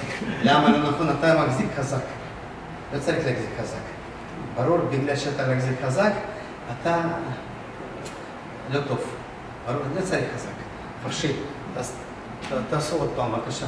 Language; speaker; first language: Hebrew; non-native, fluent; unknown